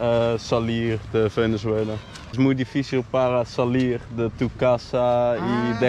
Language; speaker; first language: Spanish; non-native, learner; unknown